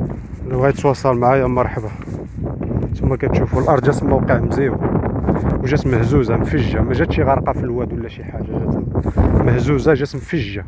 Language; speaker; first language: Arabic; native; Arabic